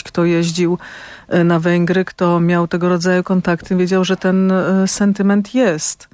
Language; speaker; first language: Polish; native; Polish